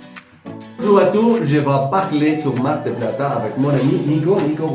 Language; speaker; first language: French; non-native, learner; Spanish